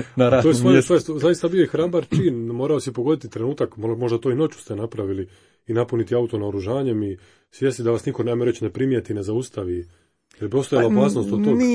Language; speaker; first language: Croatian; native; Croatian